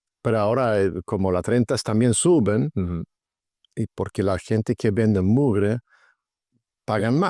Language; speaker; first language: Spanish; non-native, fluent; Swedish